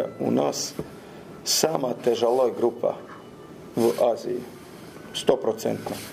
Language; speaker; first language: Russian; non-native, learner; Croatian